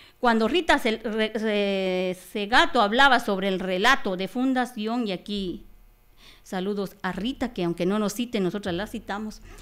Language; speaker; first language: Spanish; non-native, local second language; Kaqchikel